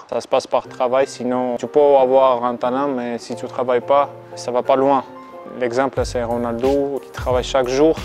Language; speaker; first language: French; non-native, fluent; Armenian